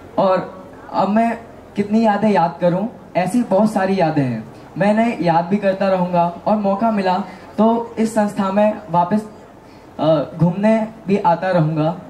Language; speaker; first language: Hindi; native; Hindi